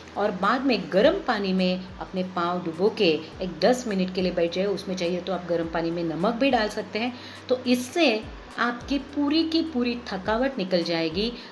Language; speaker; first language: Hindi; non-native, local second language; Marathi